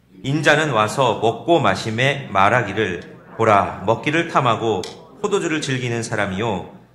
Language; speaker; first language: Korean; native; Korean